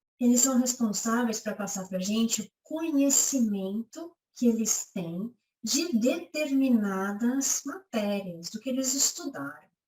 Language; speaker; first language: Portuguese; native; Portuguese